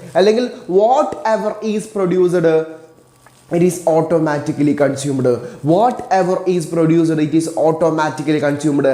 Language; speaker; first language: English; non-native, local second language; Malayalam